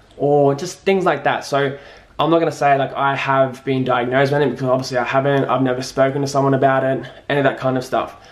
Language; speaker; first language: English; native; English